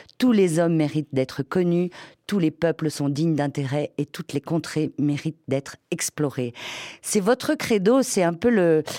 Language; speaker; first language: French; native; French